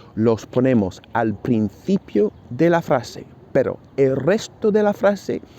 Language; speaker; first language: Spanish; non-native, fluent; English